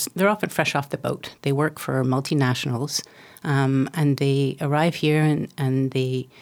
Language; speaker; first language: English; native; English